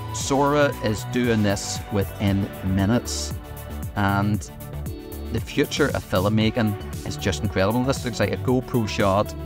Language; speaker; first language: English; native; English